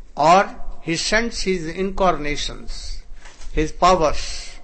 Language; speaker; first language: English; non-native, local second language; Hindi